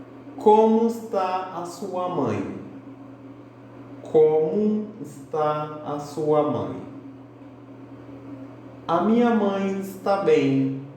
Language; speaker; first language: Portuguese; non-native, fluent; Haitian Creole